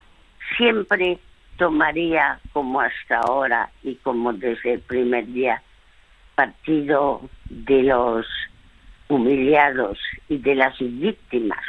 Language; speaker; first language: Spanish; early bilingual, other home language; French